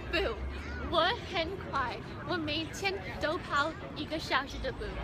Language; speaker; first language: Chinese; non-native, learner; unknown